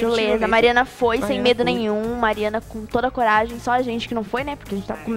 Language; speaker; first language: Portuguese; native; Portuguese